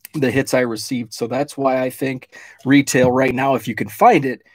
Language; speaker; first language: English; native; English